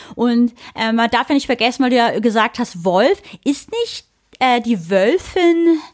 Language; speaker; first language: German; early bilingual, other home language; English